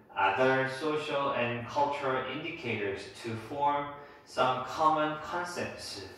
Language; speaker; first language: English; non-native, fluent; Korean